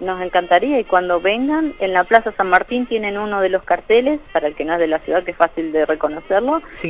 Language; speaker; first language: Spanish; native; Spanish